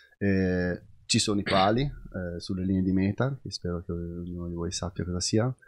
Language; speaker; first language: Italian; native; Italian